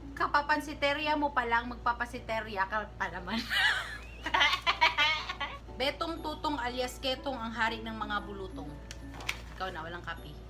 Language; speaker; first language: Filipino; non-native, local second language; Cebuano